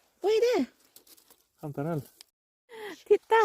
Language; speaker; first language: Swedish; non-native, learner; Thai